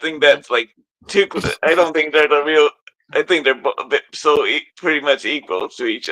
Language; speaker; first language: English; native; English